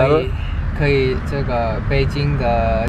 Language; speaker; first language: Chinese; non-native, learner; Thai